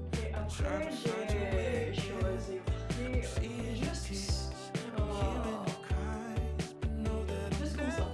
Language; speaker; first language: French; non-native, learner; Japanese